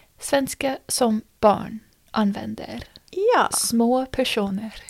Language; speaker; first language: Swedish; non-native, fluent; English